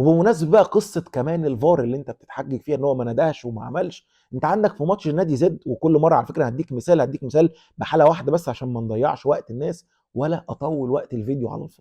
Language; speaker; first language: Arabic; native; Arabic